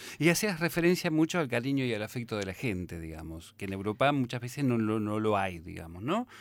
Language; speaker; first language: Spanish; native; Spanish